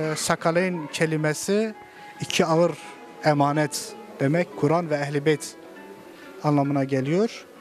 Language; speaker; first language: Turkish; non-native, local second language; Zaza